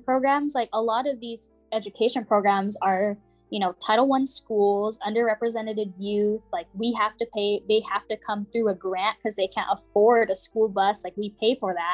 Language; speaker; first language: English; native; English